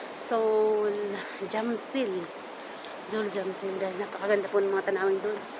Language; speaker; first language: Filipino; non-native, local second language; Cebuano